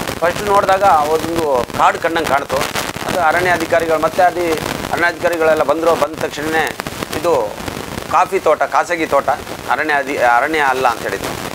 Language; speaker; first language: Kannada; non-native, local second language; Malayalam